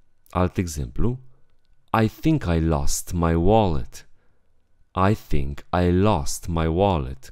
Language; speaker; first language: English; non-native, fluent; Romanian